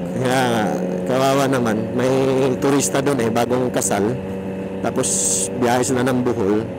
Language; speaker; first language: Filipino; non-native, local second language; Cebuano